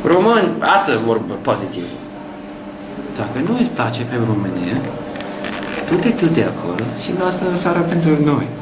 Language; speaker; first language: Romanian; non-native, learner; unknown